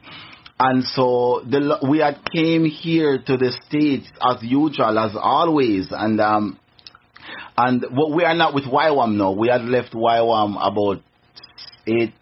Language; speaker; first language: English; non-native, local second language; Jamaican Creole English